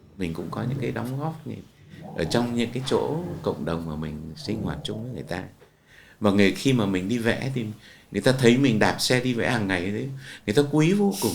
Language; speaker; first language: Vietnamese; native; Vietnamese